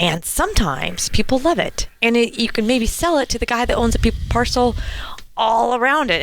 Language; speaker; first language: English; native; English